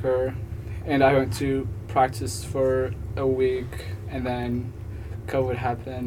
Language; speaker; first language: English; non-native, fluent; Tigrinya